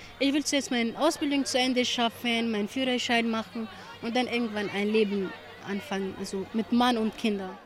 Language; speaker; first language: German; early bilingual, other home language; Kurdish